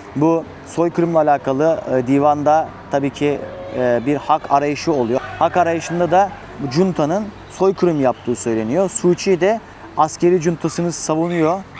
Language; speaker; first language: Turkish; native; Turkish